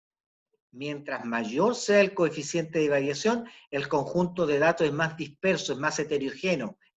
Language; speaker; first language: Spanish; native; Spanish